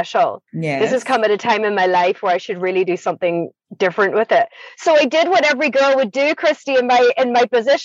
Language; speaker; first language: English; native; English